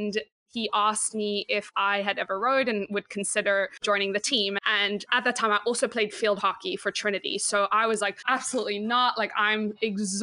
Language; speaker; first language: English; native; English